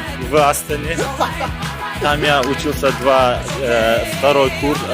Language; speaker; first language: Russian; non-native, local second language; Kazakh